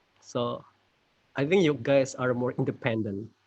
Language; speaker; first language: English; non-native, fluent; Indonesian